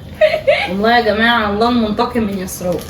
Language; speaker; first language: Arabic; native; Arabic